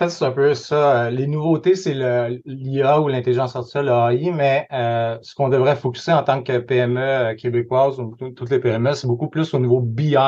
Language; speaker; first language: French; native; French